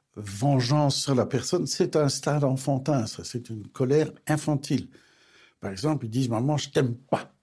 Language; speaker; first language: French; native; French